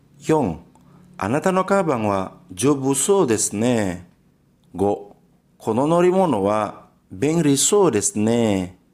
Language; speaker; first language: Japanese; non-native, learner; Indonesian